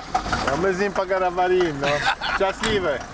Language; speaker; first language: Polish; non-native, learner; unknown